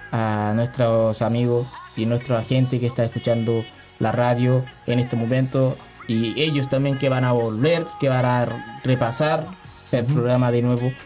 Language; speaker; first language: Spanish; non-native, learner; Haitian Creole